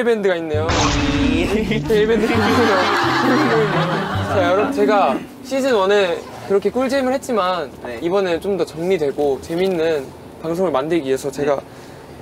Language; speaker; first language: Korean; non-native, fluent; Thai